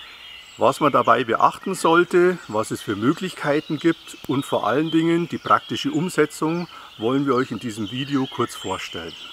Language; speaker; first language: German; native; German